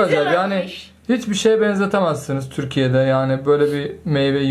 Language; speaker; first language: Turkish; native; Turkish